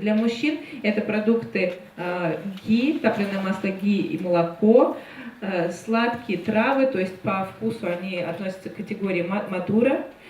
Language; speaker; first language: Russian; native; Russian